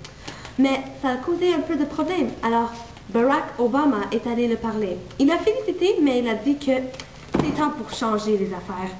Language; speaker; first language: French; non-native, local second language; English